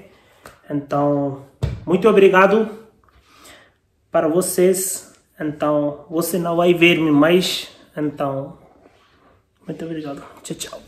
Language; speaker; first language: Portuguese; non-native, learner; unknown